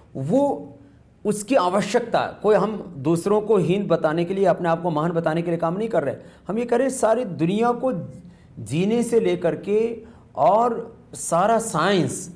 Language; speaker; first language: Hindi; native; Hindi